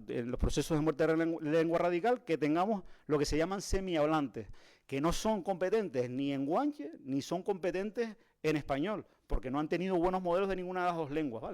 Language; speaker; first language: Spanish; native; Spanish